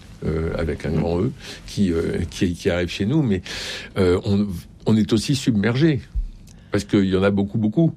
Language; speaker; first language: French; native; French